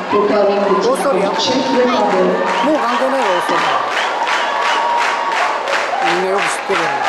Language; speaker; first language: Japanese; native; Japanese